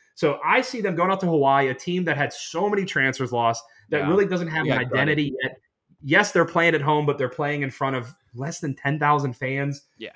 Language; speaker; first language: English; native; English